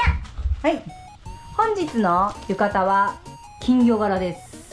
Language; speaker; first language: Japanese; native; Japanese